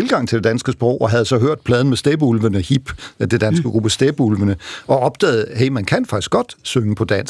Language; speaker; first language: Danish; native; Danish